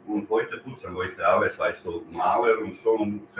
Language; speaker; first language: German; non-native, learner; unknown